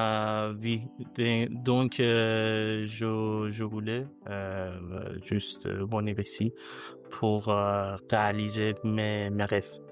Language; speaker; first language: French; non-native, learner; Persian